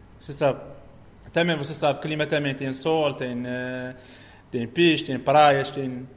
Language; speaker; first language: Portuguese; non-native, learner; Arabic